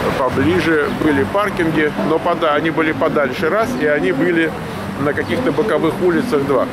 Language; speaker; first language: Russian; native; Russian